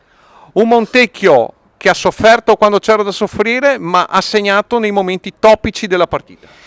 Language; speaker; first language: Italian; native; Italian